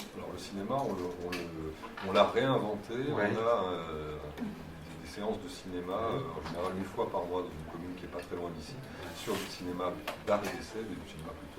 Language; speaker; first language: French; native; French